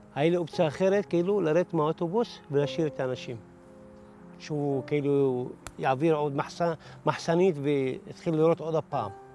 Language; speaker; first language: Hebrew; non-native, local second language; Arabic